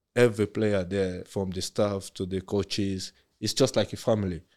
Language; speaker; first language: English; non-native, local second language; Yoruba